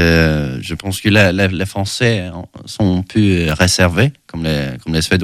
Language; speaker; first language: French; non-native, learner; Swedish